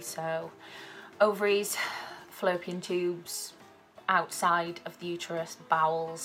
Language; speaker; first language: English; native; English